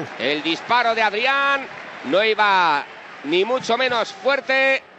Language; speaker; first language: Spanish; native; Spanish